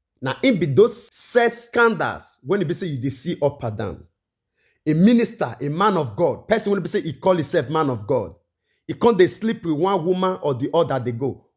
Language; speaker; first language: Nigerian Pidgin; native; Nigerian Pidgin